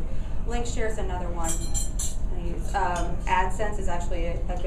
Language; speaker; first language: English; native; English